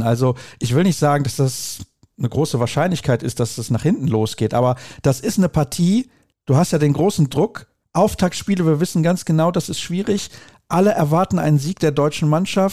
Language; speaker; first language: German; native; German